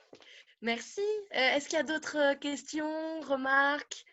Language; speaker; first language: French; native; French